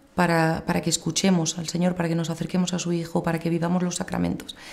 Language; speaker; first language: Spanish; native; Spanish